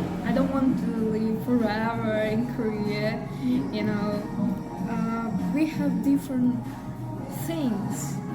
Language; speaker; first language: English; non-native, learner; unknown